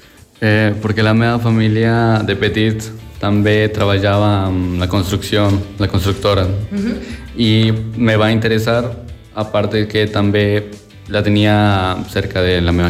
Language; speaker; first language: Catalan; non-native, learner; Spanish